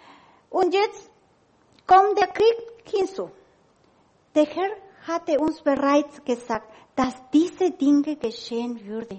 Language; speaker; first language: German; non-native, learner; Spanish